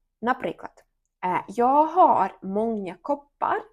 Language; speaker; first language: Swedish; non-native, fluent; Ukrainian